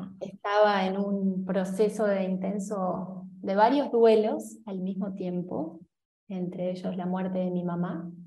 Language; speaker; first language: Spanish; native; Spanish